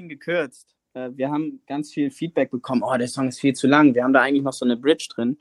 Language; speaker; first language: German; native; German